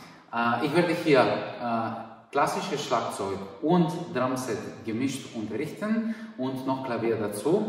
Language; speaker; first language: German; non-native, fluent; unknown